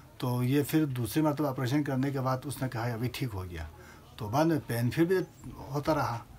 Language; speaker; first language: Urdu; non-native, local second language; Balti